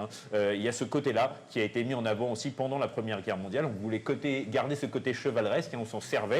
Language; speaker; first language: French; native; French